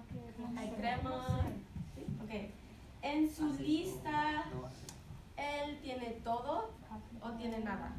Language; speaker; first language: Spanish; non-native, fluent; English